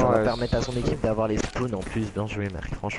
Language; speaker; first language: French; native; French